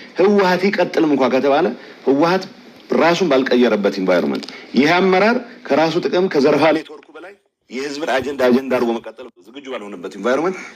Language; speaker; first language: Amharic; non-native, local second language; Tigrinya